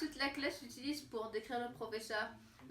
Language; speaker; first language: French; non-native, fluent; English